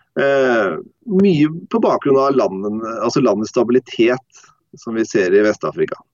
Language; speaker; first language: Norwegian; non-native, fluent; English